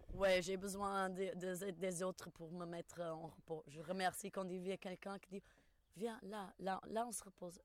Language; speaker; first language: French; non-native, fluent; Portuguese